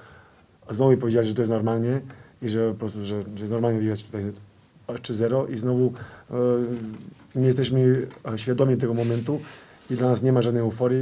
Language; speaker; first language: Polish; non-native, fluent; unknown